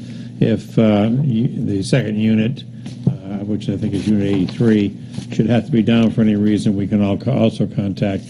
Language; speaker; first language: English; native; English